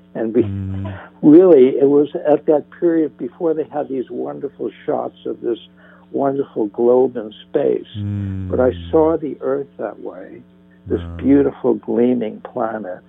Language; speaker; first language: English; native; English